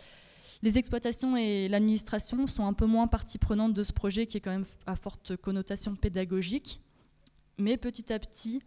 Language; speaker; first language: French; native; French